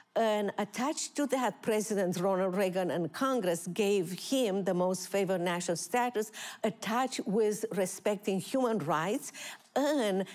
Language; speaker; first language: English; non-native, fluent; Romanian